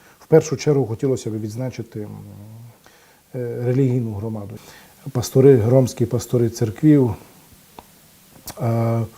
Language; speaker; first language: Ukrainian; non-native, local second language; Romany